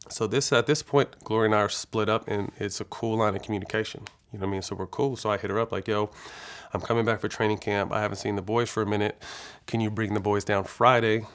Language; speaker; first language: English; native; English